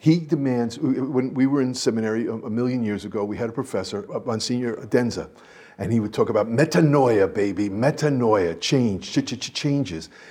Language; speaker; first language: English; native; English